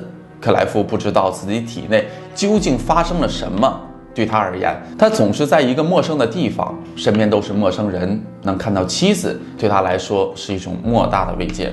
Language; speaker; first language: Chinese; native; Chinese